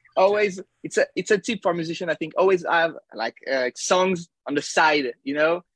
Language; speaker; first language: English; non-native, fluent; French